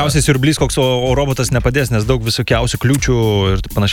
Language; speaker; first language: Lithuanian; native; Lithuanian